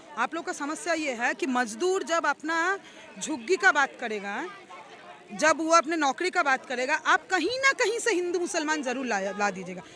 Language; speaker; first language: Hindi; non-native, local second language; Bangla